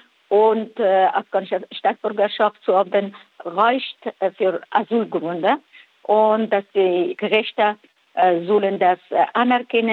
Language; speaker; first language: German; non-native, fluent; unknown